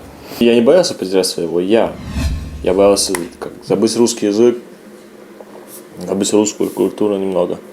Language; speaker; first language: Russian; early bilingual, other home language; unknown